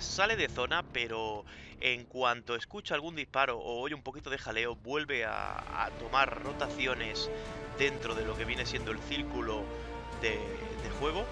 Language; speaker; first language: Spanish; native; Spanish